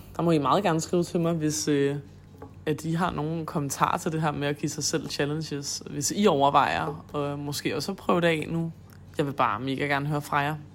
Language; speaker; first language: Danish; native; Danish